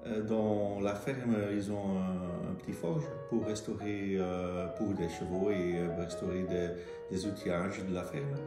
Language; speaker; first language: French; non-native, local second language; Dutch